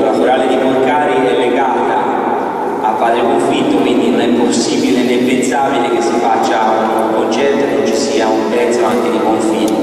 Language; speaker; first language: Italian; native; Italian